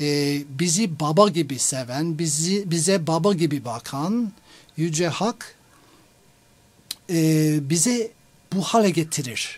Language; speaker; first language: Turkish; non-native, fluent; English